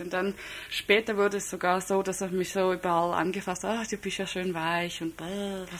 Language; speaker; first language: German; non-native, fluent; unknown